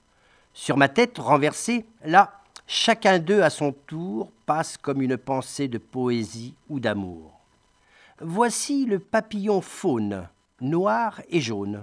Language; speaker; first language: French; native; French